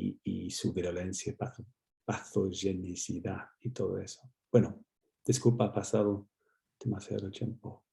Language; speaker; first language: Spanish; non-native, fluent; English